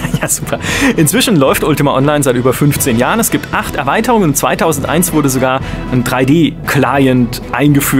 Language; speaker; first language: German; native; German